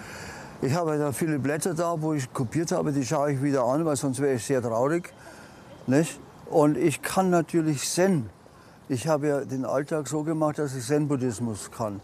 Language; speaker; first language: German; native; German